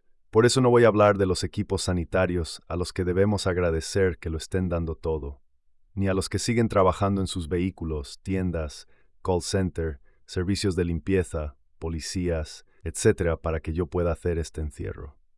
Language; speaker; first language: Spanish; native; Spanish